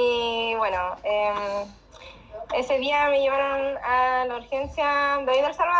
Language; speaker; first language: Spanish; native; Spanish